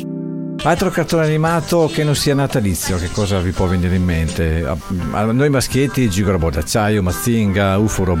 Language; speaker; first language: Italian; native; Italian